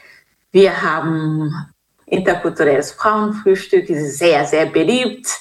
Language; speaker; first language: German; non-native, fluent; Kinyarwanda